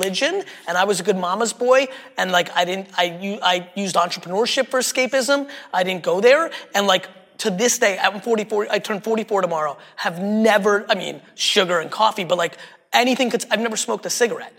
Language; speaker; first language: English; early bilingual, other home language; Russian